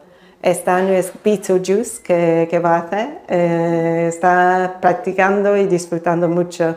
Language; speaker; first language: Spanish; non-native, fluent; English